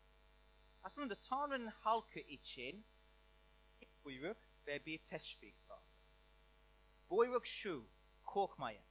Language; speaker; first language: Turkish; non-native, learner; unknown